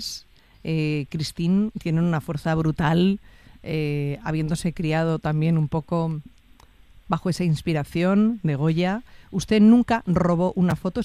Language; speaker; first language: Spanish; native; Spanish